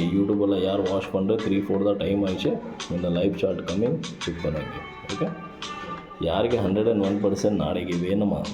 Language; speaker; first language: Tamil; non-native, learner; Kannada